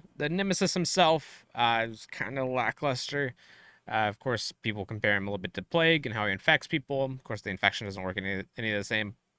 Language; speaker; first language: English; native; English